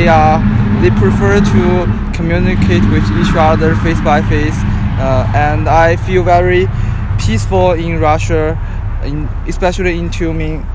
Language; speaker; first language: English; non-native, learner; Chinese